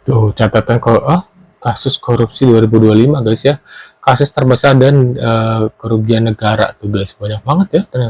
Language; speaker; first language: Indonesian; native; Indonesian